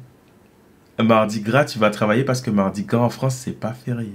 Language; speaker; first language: French; native; French